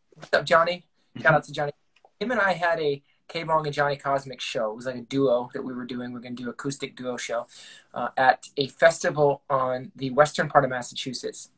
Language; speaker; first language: English; native; English